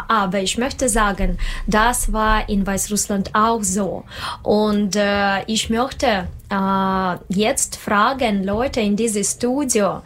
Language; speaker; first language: German; non-native, learner; Russian